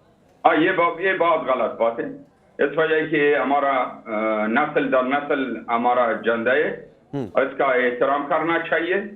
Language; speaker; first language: Hindi; non-native, learner; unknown